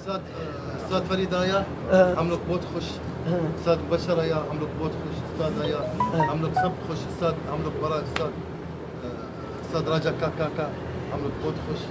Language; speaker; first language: Hindi; non-native, learner; Arabic